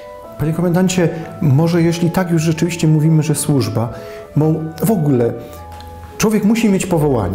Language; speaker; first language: Polish; native; Polish